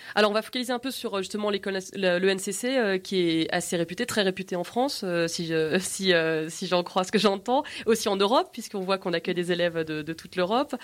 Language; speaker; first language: French; native; French